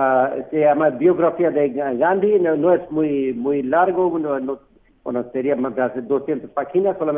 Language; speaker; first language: Spanish; non-native, fluent; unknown